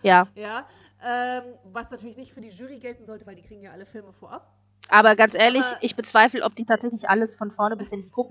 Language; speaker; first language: German; native; German